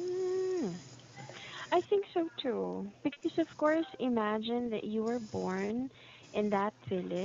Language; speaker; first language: English; non-native, fluent; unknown